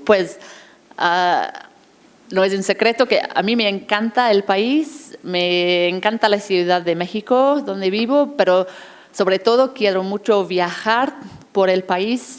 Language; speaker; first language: Spanish; non-native, fluent; English